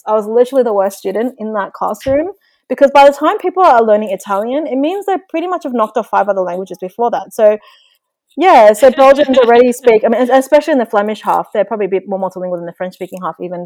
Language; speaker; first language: English; non-native, local second language; Vietnamese